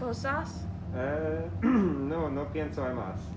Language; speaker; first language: Spanish; non-native, learner; English